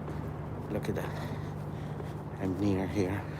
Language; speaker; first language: English; non-native, learner; Spanish